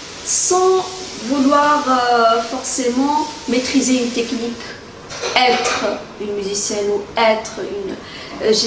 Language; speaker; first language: French; non-native, local second language; Arabic